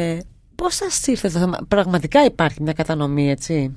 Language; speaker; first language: Greek; native; Greek